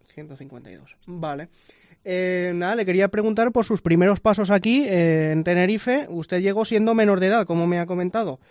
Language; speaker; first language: Spanish; native; Spanish